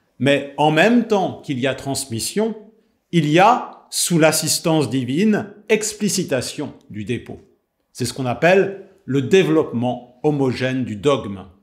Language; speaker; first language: French; native; French